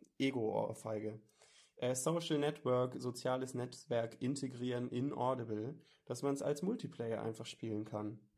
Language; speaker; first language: German; native; German